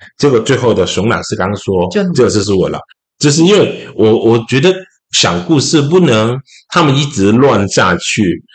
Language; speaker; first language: Chinese; non-native, local second language; Cantonese